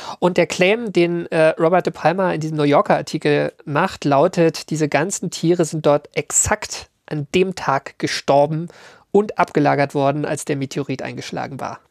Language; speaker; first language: German; native; German